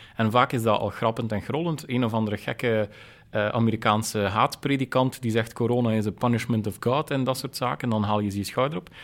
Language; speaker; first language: Dutch; native; Dutch